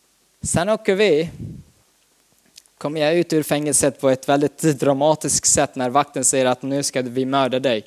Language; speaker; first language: Swedish; non-native, fluent; Arabic